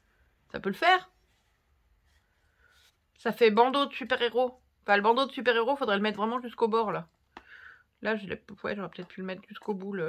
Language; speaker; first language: French; native; French